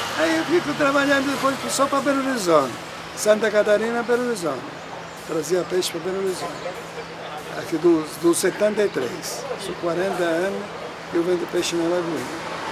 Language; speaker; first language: Portuguese; non-native, fluent; Italian